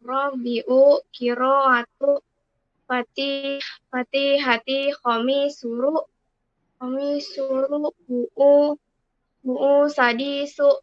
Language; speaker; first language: Arabic; non-native, learner; Indonesian